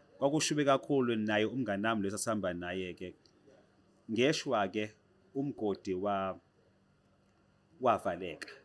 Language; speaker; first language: Zulu; native; Zulu